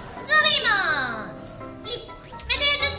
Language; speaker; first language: Spanish; native; Spanish